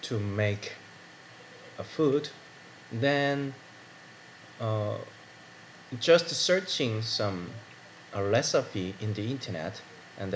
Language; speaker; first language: English; non-native, learner; Korean